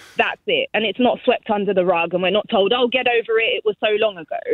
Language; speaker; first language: English; native; English